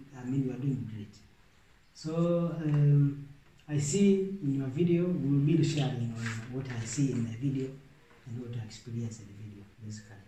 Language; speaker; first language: English; non-native, local second language; Swahili